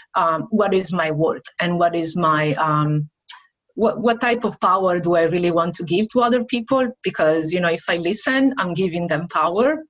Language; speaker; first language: English; non-native, fluent; Italian